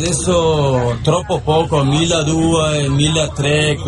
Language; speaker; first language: Italian; non-native, learner; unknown